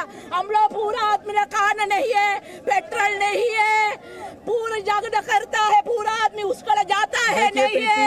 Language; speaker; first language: Hindi; non-native, learner; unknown